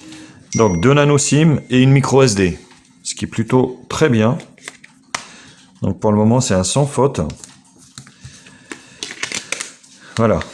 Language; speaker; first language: French; native; French